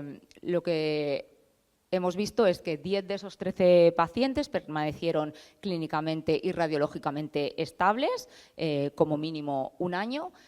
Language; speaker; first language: Spanish; native; Spanish